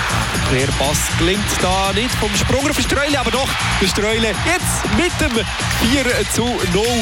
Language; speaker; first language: German; native; German